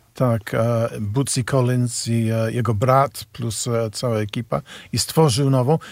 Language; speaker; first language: Polish; non-native, fluent; English